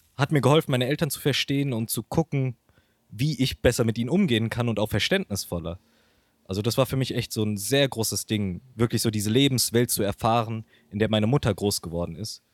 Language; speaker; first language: German; early bilingual, other home language; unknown